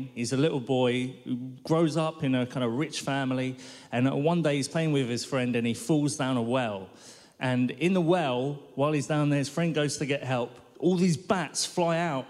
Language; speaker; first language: English; native; English